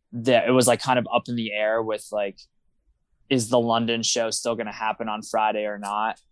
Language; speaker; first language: English; native; English